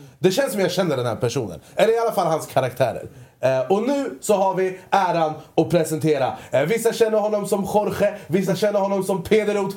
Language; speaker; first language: Swedish; early bilingual, other home language; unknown